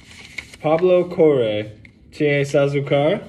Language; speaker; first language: Spanish; non-native, learner; English